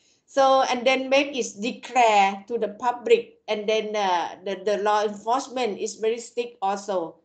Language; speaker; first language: English; non-native, fluent; Thai